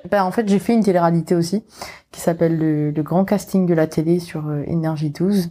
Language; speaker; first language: French; non-native, local second language; Morisyen